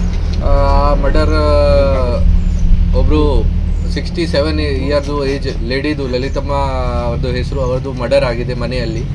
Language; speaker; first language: Kannada; non-native, fluent; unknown